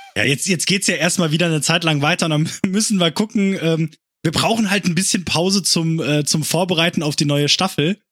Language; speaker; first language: German; native; German